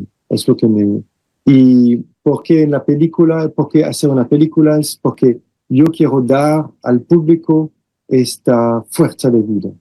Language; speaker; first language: Spanish; non-native, fluent; French